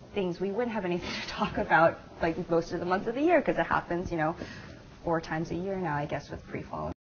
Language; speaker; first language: English; native; English